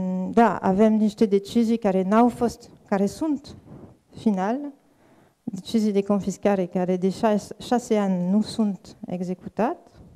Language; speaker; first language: Romanian; non-native, fluent; French